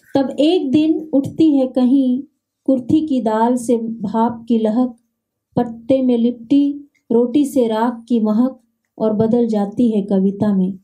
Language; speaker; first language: Hindi; non-native, local second language; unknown